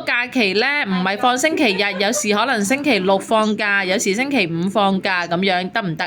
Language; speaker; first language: Cantonese; native; Cantonese